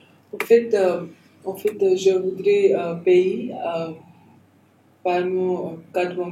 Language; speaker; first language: French; non-native, learner; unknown